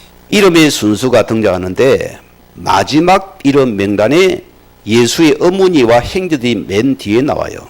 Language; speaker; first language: Korean; native; Korean